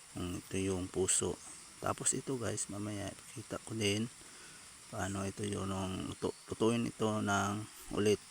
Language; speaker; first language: Filipino; non-native, local second language; Cebuano